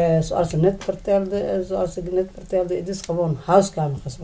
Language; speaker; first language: Dutch; non-native, learner; Somali